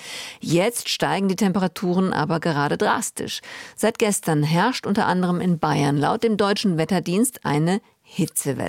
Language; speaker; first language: German; native; German